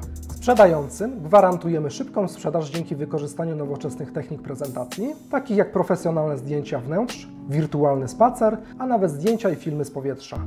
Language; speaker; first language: Polish; native; Polish